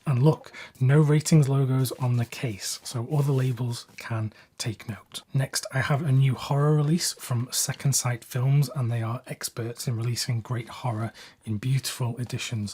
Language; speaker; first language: English; native; English